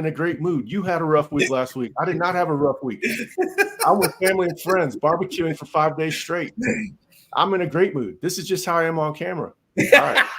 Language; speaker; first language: English; native; English